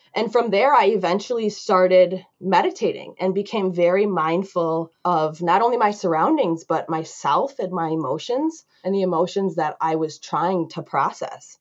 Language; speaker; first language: English; native; English